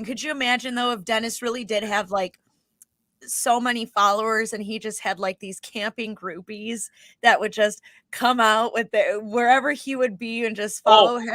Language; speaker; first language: English; native; English